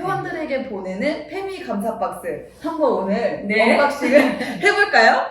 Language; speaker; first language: Korean; native; Korean